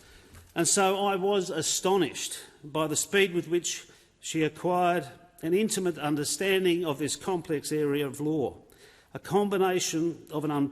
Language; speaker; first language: English; native; English